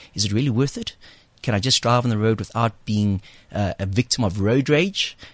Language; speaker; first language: English; native; English